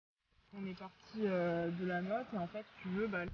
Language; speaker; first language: French; native; French